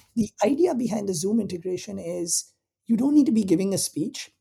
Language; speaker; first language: English; non-native, local second language; Hindi